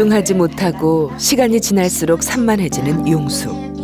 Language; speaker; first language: Korean; native; Korean